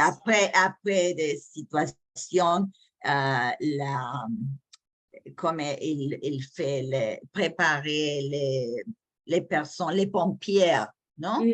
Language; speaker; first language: French; non-native, learner; English